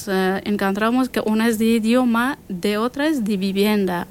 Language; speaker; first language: Spanish; non-native, learner; Persian